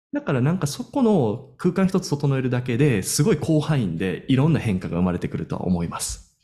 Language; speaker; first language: Japanese; native; Japanese